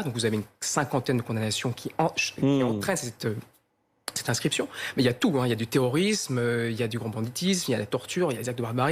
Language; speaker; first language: French; native; French